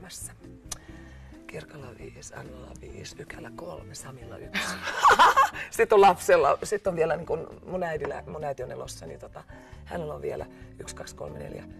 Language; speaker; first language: Finnish; native; Finnish